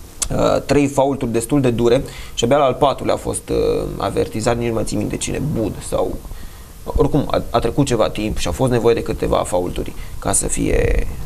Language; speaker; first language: Romanian; native; Romanian